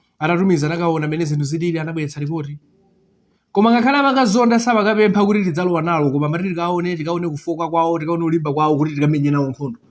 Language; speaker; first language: Nyanja; non-native, local second language; Tumbuka